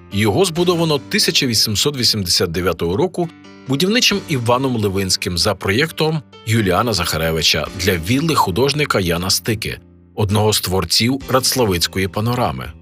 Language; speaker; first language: Ukrainian; native; Ukrainian